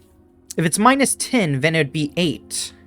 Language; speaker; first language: English; native; English